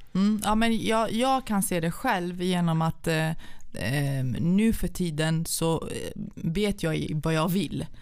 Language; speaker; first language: Swedish; early bilingual, other home language; Central Kurdish